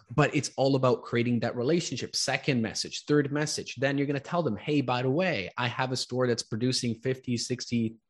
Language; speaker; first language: English; early bilingual, other home language; Italian